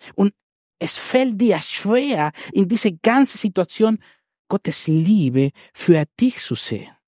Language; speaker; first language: German; non-native, fluent; Spanish